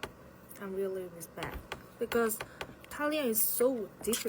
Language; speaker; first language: English; non-native, learner; Korean